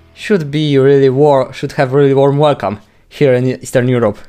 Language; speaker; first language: English; non-native, fluent; Polish